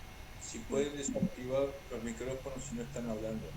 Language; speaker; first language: Spanish; native; Spanish